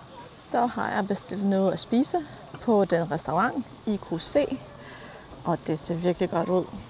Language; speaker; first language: Danish; non-native, fluent; Polish